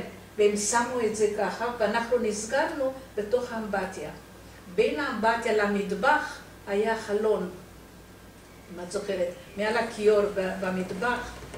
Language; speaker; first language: Hebrew; non-native, fluent; Romanian